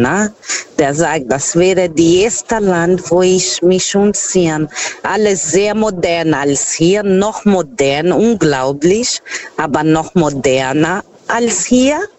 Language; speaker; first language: German; non-native, fluent; Portuguese